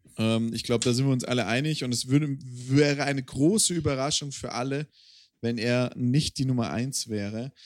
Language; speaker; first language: German; native; German